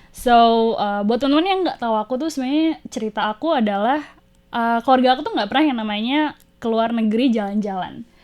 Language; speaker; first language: Indonesian; native; Indonesian